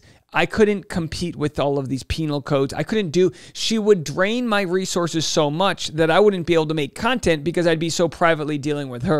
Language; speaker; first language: English; native; English